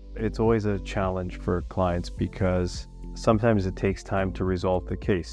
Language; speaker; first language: English; native; English